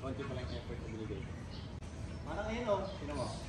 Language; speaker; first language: Filipino; native; Filipino